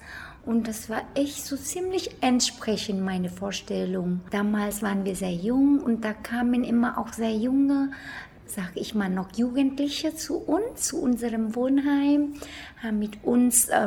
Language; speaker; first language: German; non-native, fluent; Vietnamese